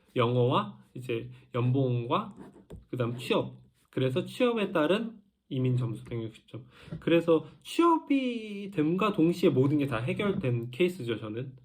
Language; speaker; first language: Korean; native; Korean